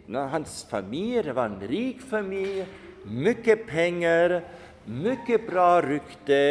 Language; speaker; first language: Swedish; non-native, fluent; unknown